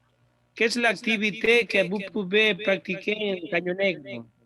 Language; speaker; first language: French; non-native, learner; Spanish